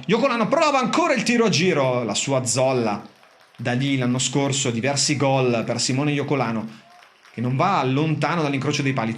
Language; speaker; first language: Italian; native; Italian